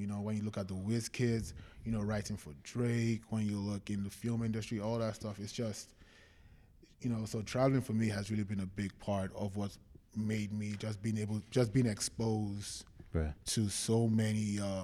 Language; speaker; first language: English; non-native, local second language; Yoruba